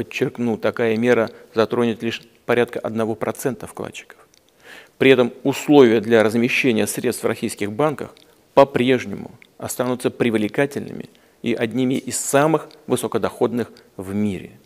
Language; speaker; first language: Russian; native; Russian